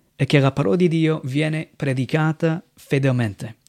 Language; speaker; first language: Italian; non-native, fluent; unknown